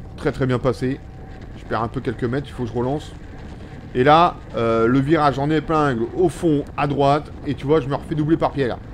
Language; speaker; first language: French; native; French